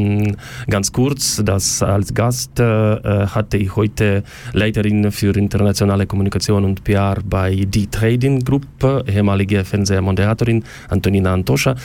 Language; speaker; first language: German; non-native, learner; Ukrainian